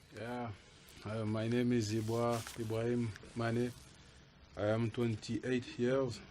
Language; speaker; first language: English; non-native, learner; French